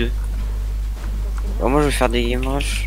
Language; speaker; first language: French; native; French